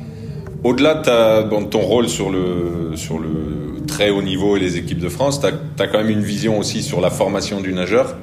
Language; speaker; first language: French; native; French